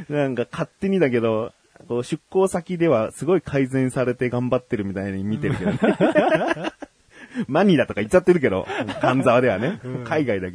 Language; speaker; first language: Japanese; native; Japanese